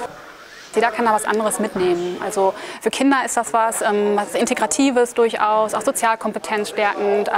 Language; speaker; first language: German; native; German